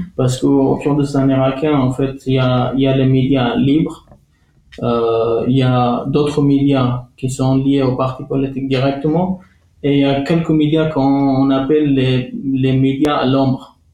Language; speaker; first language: French; non-native, fluent; Arabic